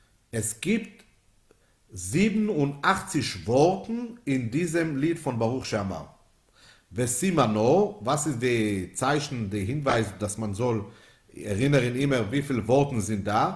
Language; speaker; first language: German; non-native, fluent; Yiddish